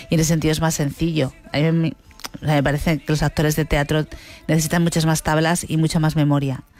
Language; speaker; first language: Spanish; native; Spanish